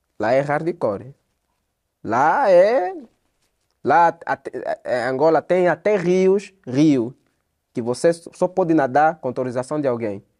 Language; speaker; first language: Portuguese; native; Portuguese